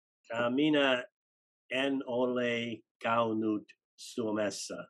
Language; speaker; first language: Finnish; non-native, learner; English